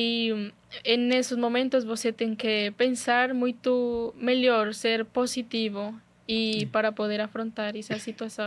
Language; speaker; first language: Portuguese; non-native, learner; Spanish